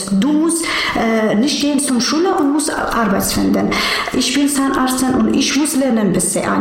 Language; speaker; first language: German; non-native, learner; Persian